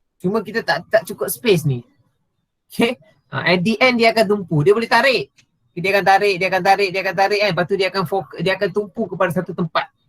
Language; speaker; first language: Malay; non-native, local second language; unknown